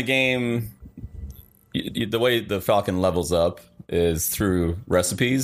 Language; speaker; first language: English; non-native, local second language; Sinhala